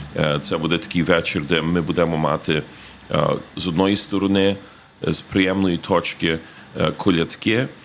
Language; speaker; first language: Ukrainian; early bilingual, heritage; Ukrainian